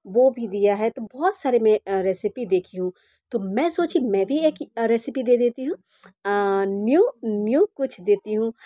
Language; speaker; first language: Hindi; non-native, local second language; Bangla